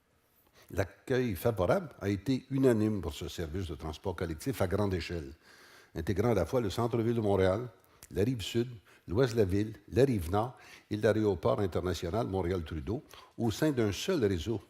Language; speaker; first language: French; native; French